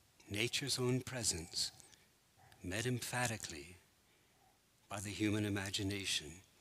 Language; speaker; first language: English; native; English